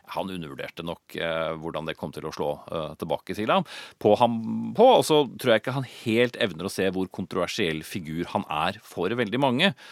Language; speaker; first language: Norwegian; native; Norwegian